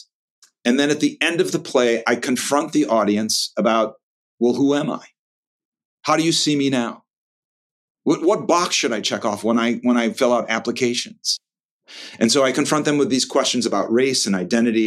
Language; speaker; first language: English; native; English